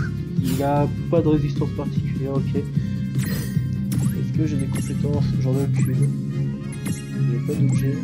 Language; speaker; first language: French; native; French